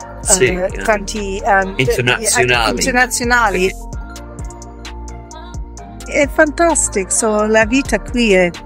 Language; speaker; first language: Italian; non-native, learner; English